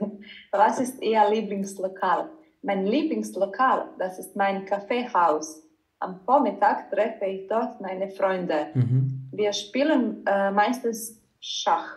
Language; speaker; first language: German; non-native, learner; Croatian